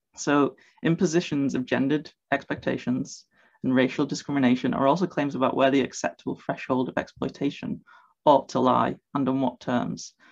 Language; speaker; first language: English; native; English